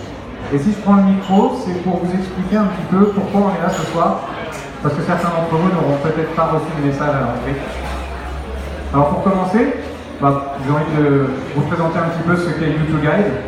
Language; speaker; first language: French; native; French